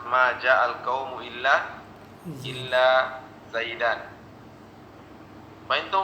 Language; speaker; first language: Arabic; non-native, fluent; Indonesian